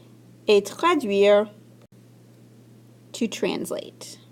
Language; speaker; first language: French; non-native, fluent; English